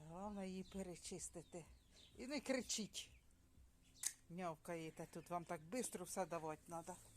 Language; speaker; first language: Ukrainian; native; Ukrainian